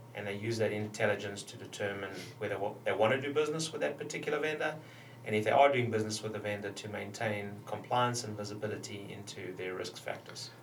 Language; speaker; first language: English; native; English